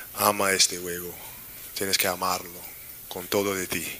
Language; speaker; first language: Spanish; non-native, learner; English